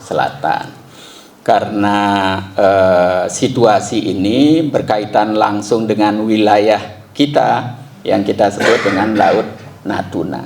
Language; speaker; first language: Indonesian; native; Indonesian